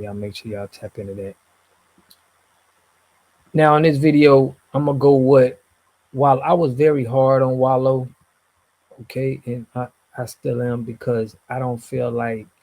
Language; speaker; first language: English; native; English